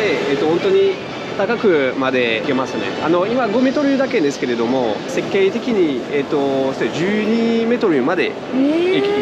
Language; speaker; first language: Japanese; non-native, fluent; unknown